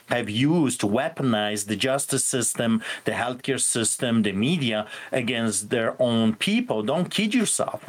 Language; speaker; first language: English; non-native, fluent; Polish